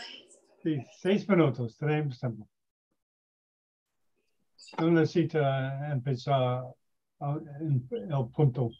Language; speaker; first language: Spanish; non-native, learner; English